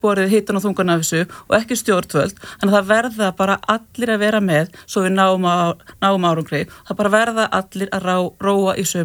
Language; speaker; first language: Icelandic; native; Icelandic